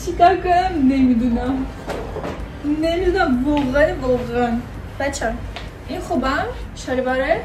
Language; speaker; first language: Persian; non-native, learner; Turkish